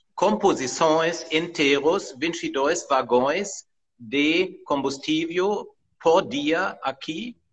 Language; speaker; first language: Portuguese; non-native, learner; German